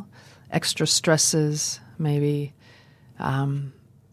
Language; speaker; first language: English; native; English